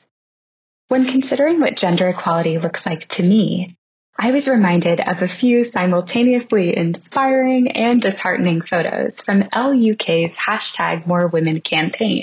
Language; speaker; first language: English; native; English